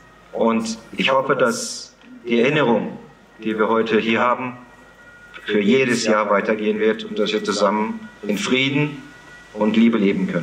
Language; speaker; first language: German; early bilingual, other home language; Turkish